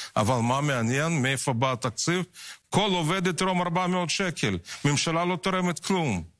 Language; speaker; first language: Hebrew; non-native, fluent; Russian